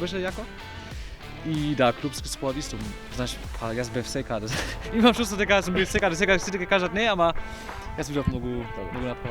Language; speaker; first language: Macedonian; non-native, learner; German